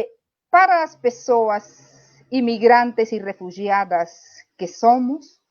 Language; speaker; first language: Portuguese; non-native, fluent; Spanish